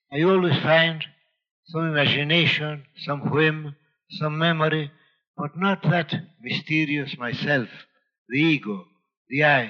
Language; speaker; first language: English; non-native, fluent; Spanish